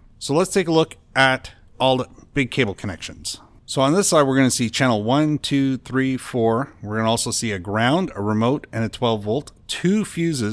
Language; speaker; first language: English; native; English